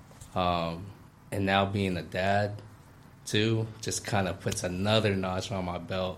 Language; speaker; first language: English; native; English